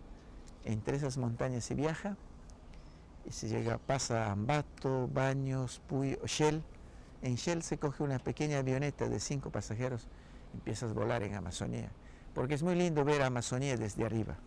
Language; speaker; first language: Spanish; non-native, local second language; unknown